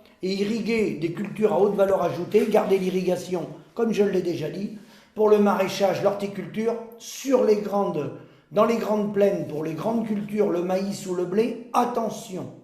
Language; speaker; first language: French; native; French